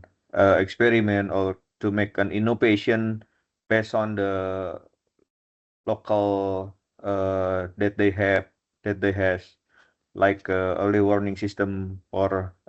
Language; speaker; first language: English; non-native, fluent; Indonesian